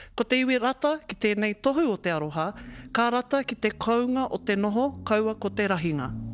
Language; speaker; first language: Māori; non-native, local second language; English